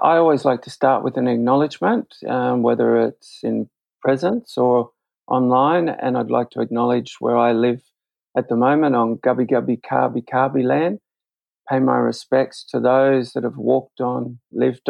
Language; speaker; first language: English; native; English